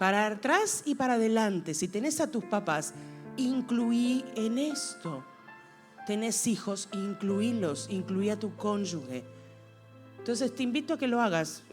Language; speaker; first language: Spanish; native; Spanish